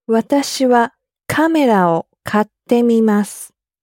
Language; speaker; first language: Japanese; non-native, learner; English